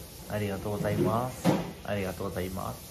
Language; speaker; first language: Japanese; non-native, learner; Korean